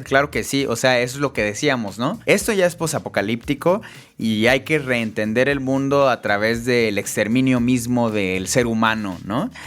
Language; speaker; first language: Spanish; native; Spanish